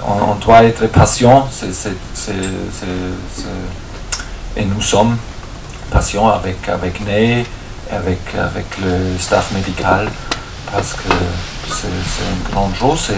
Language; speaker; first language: French; non-native, fluent; German